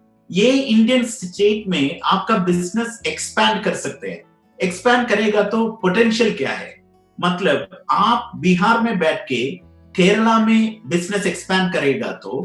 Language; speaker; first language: Hindi; non-native, local second language; Malayalam